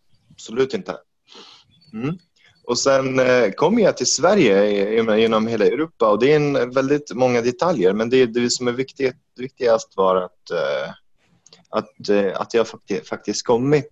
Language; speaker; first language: Swedish; non-native, fluent; Arabic